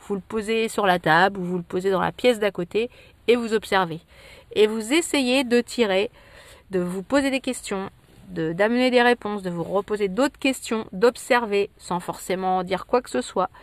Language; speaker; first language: French; native; French